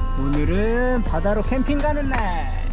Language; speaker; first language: Korean; native; Korean